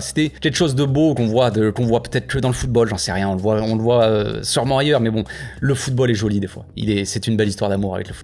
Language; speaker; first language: French; native; French